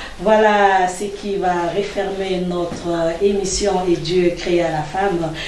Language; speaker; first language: French; non-native, local second language; Lingala